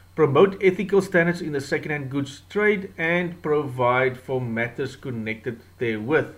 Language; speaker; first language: English; non-native, local second language; Afrikaans